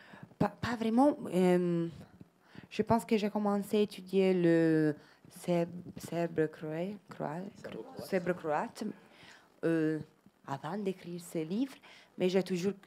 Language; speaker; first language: French; non-native, learner; Italian